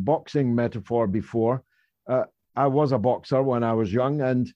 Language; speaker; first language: English; native; English